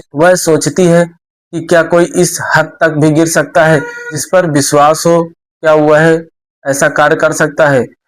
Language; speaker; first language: Hindi; native; Hindi